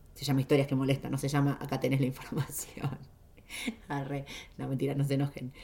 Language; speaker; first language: Spanish; native; Spanish